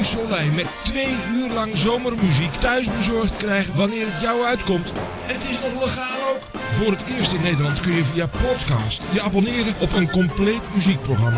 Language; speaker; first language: Dutch; native; Dutch